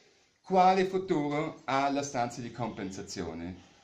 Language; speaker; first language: Italian; non-native, learner; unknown